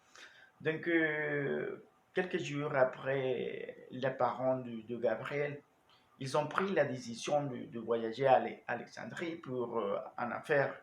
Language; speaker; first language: French; non-native, learner; Spanish